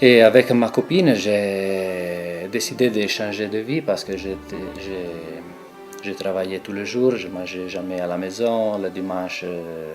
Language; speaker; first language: French; non-native, local second language; Italian